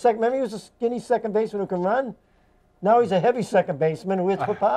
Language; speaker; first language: English; native; English